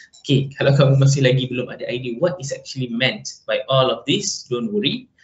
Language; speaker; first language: English; non-native, local second language; Malay